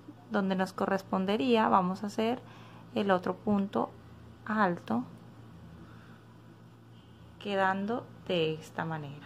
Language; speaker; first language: Spanish; native; Spanish